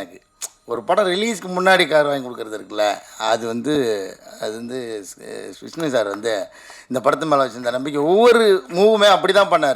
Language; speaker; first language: Tamil; native; Tamil